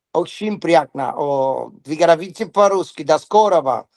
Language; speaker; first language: Russian; non-native, learner; Spanish